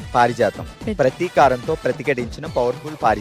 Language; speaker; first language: Telugu; native; Telugu